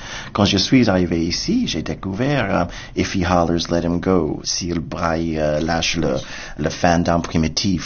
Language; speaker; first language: French; non-native, fluent; English